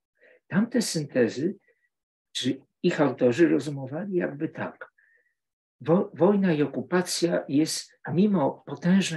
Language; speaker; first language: Polish; native; Polish